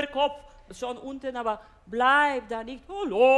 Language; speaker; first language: German; non-native, fluent; Bulgarian